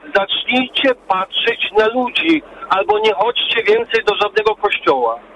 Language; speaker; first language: Polish; early bilingual, heritage; Polish